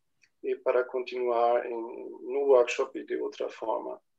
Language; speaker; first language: Portuguese; non-native, fluent; German